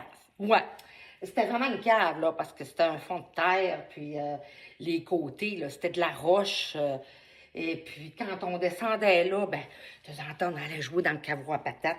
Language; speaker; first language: French; native; French